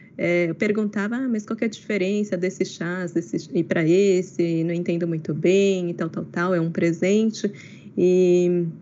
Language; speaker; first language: Portuguese; native; Portuguese